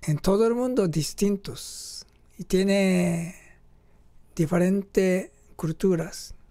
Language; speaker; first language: Spanish; non-native, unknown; Japanese